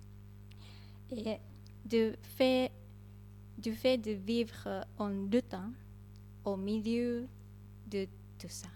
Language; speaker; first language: French; non-native, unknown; Japanese